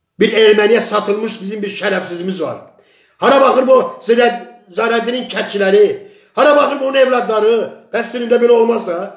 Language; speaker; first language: Azerbaijani; non-native, local second language; Talysh